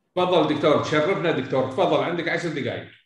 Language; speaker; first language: Arabic; native; Arabic